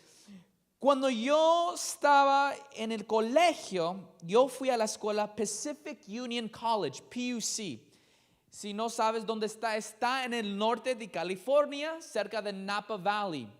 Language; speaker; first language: Spanish; non-native, learner; English